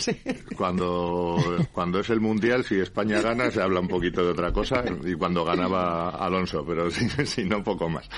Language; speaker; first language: Spanish; native; Spanish